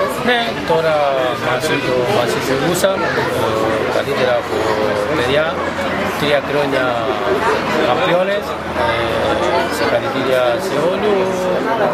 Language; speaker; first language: Greek; non-native, learner; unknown